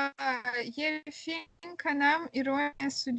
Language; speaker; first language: Hindi; non-native, learner; Russian